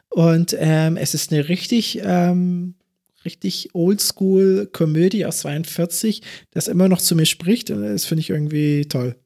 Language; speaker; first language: German; early bilingual, other home language; English